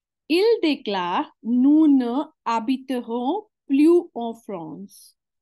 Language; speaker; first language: French; non-native, fluent; Hindi